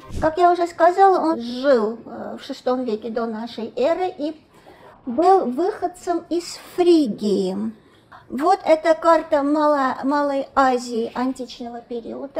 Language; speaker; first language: Russian; non-native, local second language; Armenian